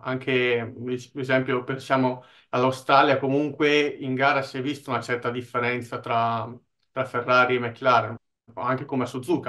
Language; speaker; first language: Italian; native; Italian